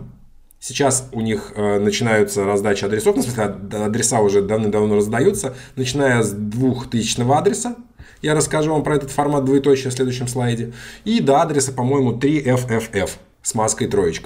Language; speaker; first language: Russian; native; Russian